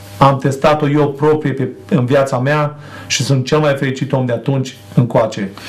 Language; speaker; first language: Romanian; native; Romanian